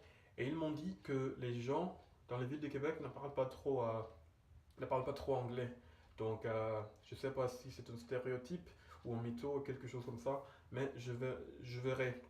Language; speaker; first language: French; non-native, fluent; English